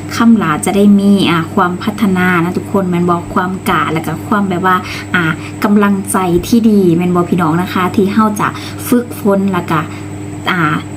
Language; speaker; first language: Thai; native; Thai